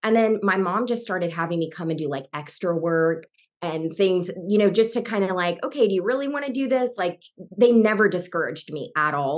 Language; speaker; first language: English; native; English